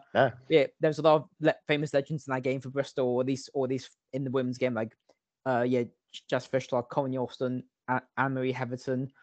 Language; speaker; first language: English; native; English